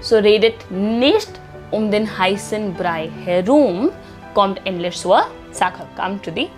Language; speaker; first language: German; non-native, fluent; Hindi